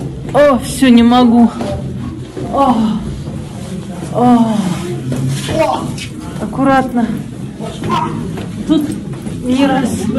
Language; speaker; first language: Russian; native; Russian